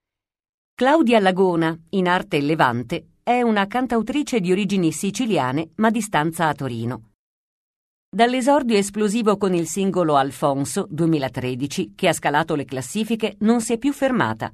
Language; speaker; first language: Italian; native; Italian